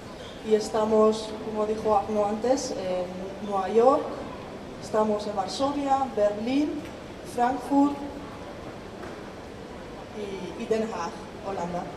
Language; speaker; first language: Spanish; non-native, fluent; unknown